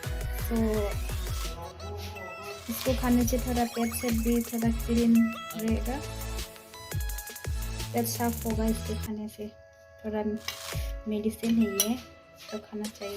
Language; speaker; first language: Hindi; non-native, local second language; Bodo